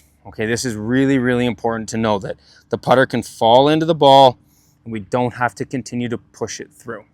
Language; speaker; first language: English; native; English